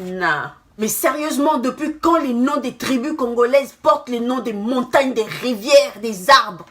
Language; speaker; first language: French; non-native, local second language; Kongo